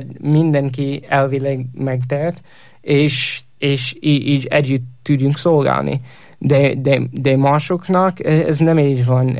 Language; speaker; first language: Hungarian; non-native, fluent; English